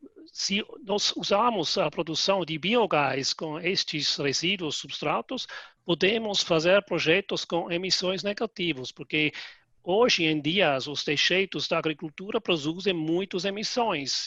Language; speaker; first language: Portuguese; non-native, fluent; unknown